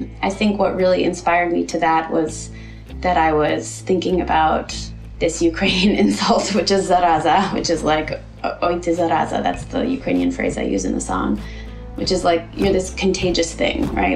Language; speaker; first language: English; early bilingual, other home language; Ukrainian